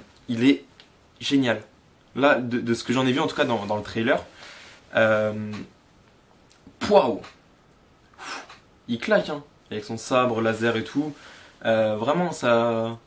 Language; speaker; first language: French; native; French